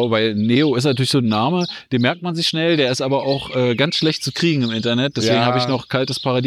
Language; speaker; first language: German; native; German